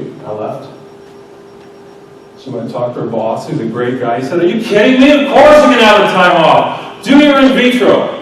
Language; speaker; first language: English; native; English